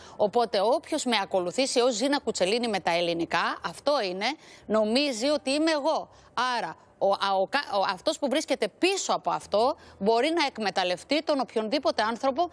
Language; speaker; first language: Greek; native; Greek